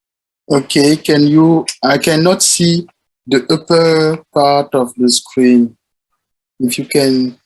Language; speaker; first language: English; non-native, fluent; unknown